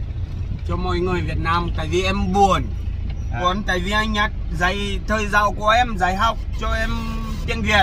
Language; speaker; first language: Vietnamese; non-native, learner; Portuguese